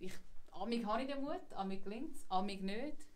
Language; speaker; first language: German; native; German